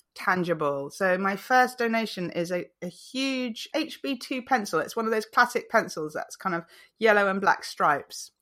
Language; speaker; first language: English; native; English